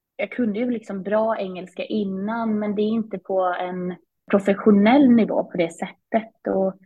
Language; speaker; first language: Swedish; native; Swedish